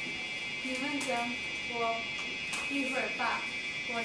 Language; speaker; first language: Chinese; non-native, learner; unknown